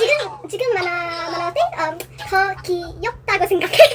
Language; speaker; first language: Korean; non-native, learner; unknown